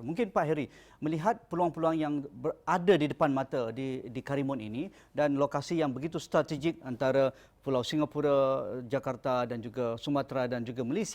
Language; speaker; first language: Malay; native; Malay